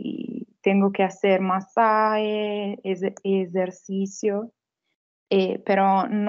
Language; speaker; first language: Spanish; non-native, fluent; Italian